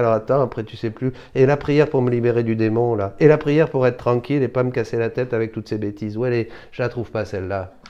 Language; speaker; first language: French; native; French